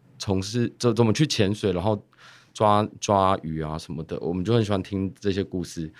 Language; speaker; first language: Chinese; native; Chinese